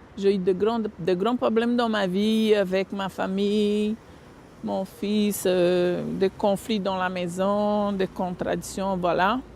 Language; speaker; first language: French; non-native, fluent; Portuguese